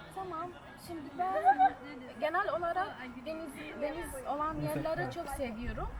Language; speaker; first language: Turkish; non-native, fluent; Arabic